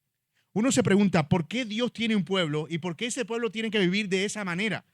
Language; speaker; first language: Spanish; native; Spanish